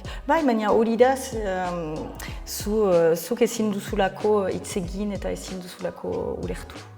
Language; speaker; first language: Basque; non-native, fluent; French